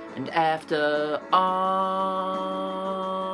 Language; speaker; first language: English; native; English